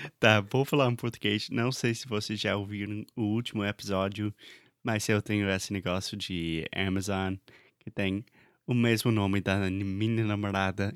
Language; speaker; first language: Portuguese; non-native, fluent; English